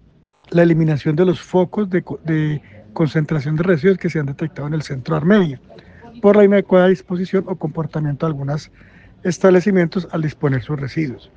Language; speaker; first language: Spanish; native; Spanish